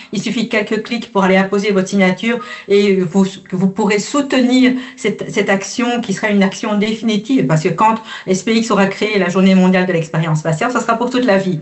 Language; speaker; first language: French; native; French